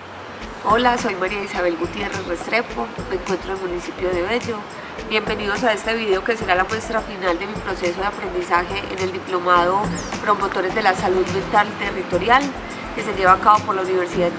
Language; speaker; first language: Spanish; native; Spanish